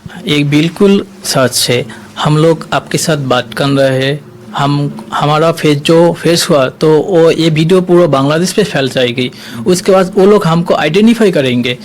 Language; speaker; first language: Hindi; non-native, learner; Bangla